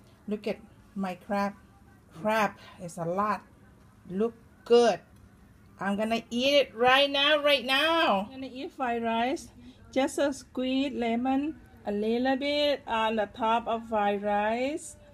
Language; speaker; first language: English; non-native, learner; Thai